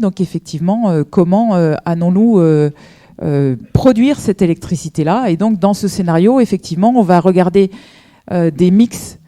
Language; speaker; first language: French; native; French